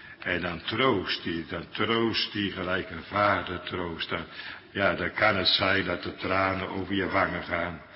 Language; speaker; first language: Dutch; native; Dutch